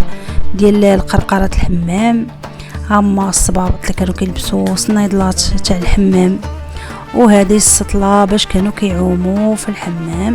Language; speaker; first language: Arabic; native; Arabic